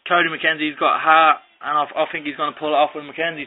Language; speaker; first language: English; native; English